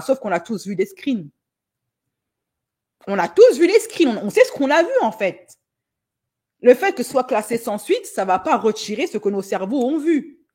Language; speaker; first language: French; native; French